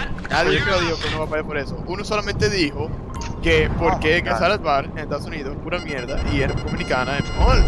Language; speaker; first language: Spanish; native; Spanish